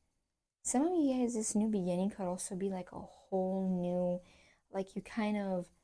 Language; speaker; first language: English; native; English